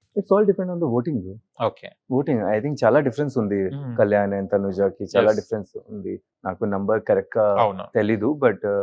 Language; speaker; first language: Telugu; non-native, learner; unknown